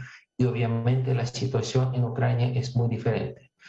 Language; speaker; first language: Spanish; non-native, fluent; Russian